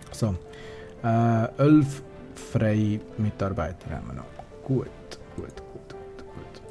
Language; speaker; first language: German; native; German